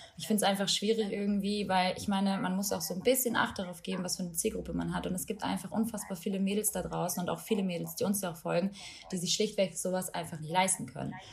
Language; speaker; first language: German; early bilingual, other home language; Albanian